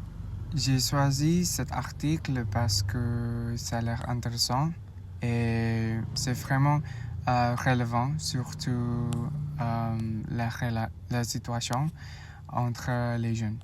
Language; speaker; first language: French; non-native, learner; Indonesian